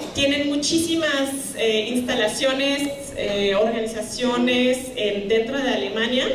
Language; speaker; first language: Spanish; non-native, fluent; German